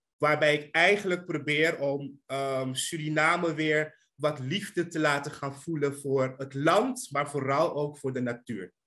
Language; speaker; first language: Dutch; native; Dutch